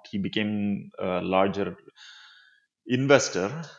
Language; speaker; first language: English; non-native, local second language; Tamil